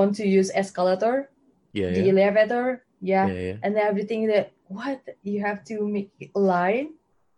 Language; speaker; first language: English; non-native, learner; Indonesian